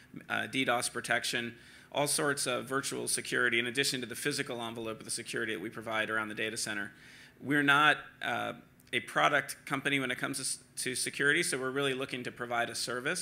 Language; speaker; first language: English; native; English